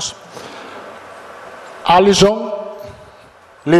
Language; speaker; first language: Portuguese; non-native, fluent; Italian